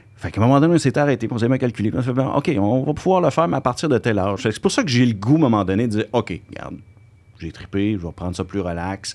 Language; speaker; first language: French; native; French